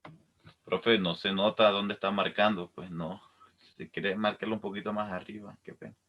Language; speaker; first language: Spanish; native; Spanish